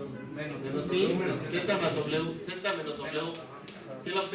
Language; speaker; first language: Spanish; native; Spanish